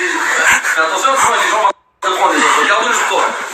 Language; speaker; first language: French; native; French